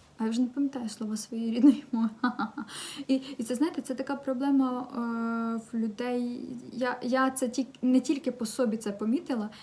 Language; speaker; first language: Ukrainian; non-native, local second language; Russian